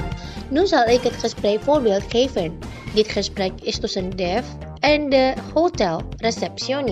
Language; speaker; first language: Dutch; non-native, learner; Indonesian